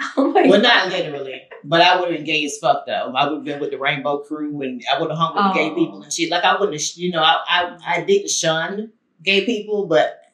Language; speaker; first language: English; native; English